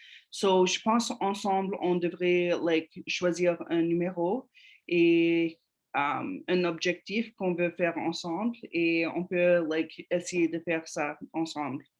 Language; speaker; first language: French; non-native, fluent; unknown